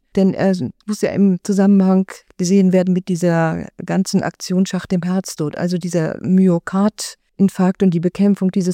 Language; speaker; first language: German; native; German